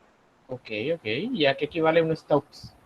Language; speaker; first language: Spanish; native; Spanish